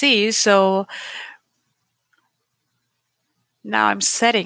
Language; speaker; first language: English; non-native, learner; Japanese